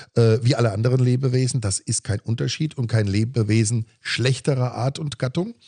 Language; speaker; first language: German; native; German